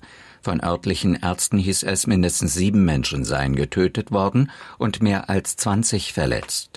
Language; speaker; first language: German; native; German